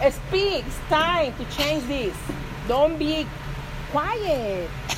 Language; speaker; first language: English; non-native, learner; Spanish